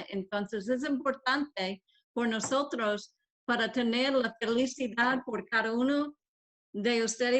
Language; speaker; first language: Spanish; non-native, learner; English